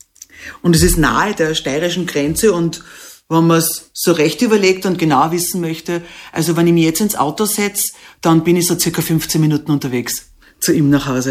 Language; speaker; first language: German; native; German